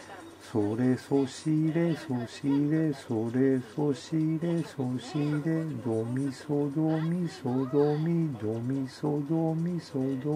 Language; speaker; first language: Japanese; native; Japanese